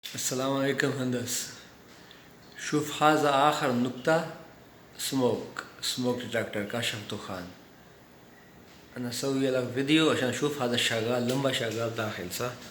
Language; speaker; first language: Arabic; non-native, learner; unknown